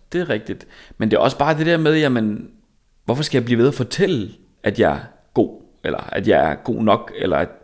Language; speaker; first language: Danish; native; Danish